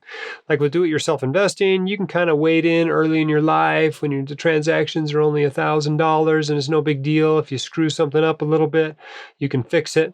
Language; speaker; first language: English; native; English